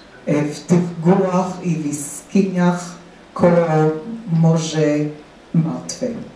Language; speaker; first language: Polish; non-native, fluent; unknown